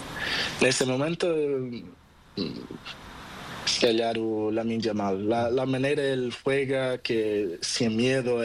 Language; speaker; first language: Spanish; non-native, learner; Portuguese